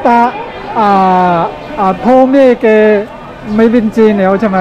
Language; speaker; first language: Thai; non-native, learner; Chinese